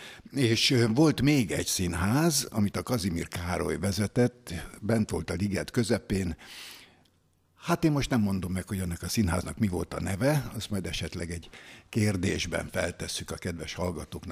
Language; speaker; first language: Hungarian; native; Hungarian